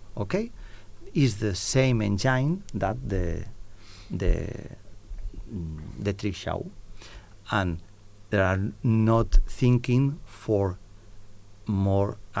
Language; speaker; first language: English; non-native, learner; Catalan